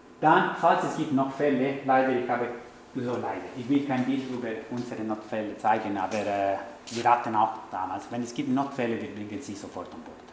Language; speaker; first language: German; non-native, fluent; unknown